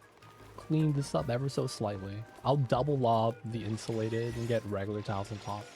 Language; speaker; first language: English; native; English